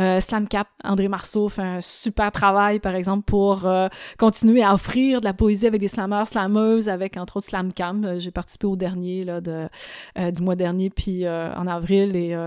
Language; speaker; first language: French; native; French